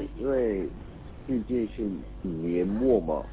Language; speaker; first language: Chinese; non-native, learner; Korean